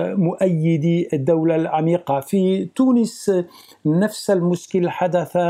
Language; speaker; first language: Arabic; non-native, fluent; French